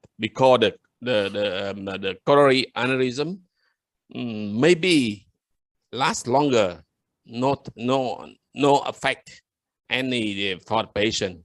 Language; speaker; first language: English; non-native, learner; Vietnamese